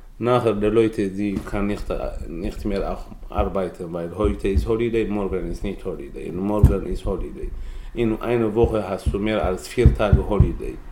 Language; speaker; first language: German; non-native, learner; Tigrinya